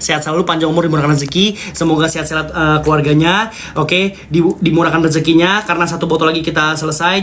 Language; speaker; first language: Indonesian; native; Indonesian